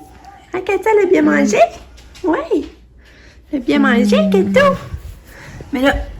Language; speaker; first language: French; native; French